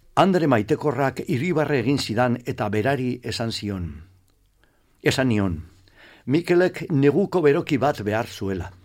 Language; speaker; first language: Basque; non-native, local second language; Spanish